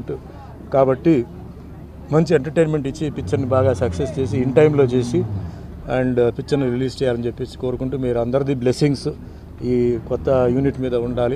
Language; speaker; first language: Telugu; native; Telugu